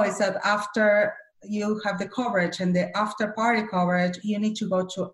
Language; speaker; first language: English; non-native, fluent; Spanish